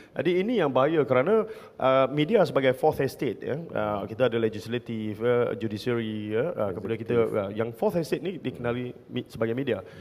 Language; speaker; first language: Malay; native; Malay